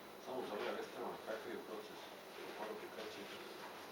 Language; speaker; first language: Serbian; native; Serbian